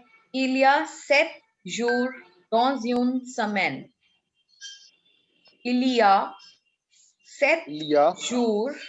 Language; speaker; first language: French; non-native, fluent; Hindi